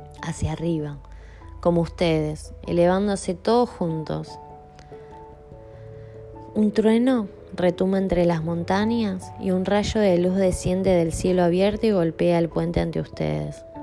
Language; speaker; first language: Spanish; native; Spanish